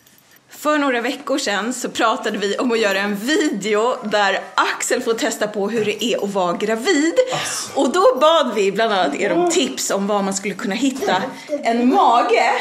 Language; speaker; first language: Swedish; native; Swedish